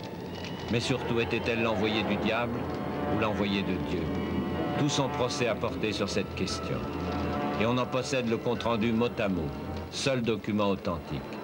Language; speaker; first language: French; native; French